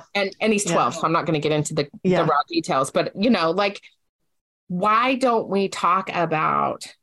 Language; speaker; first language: English; native; English